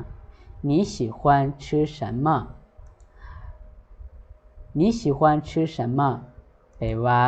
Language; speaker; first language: Chinese; non-native, fluent; Lao